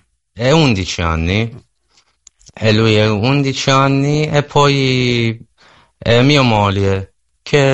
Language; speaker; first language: Italian; non-native, learner; Persian